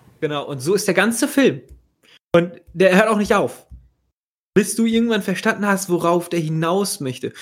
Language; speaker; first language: German; native; German